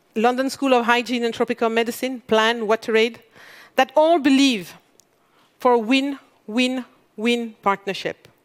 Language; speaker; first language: English; non-native, fluent; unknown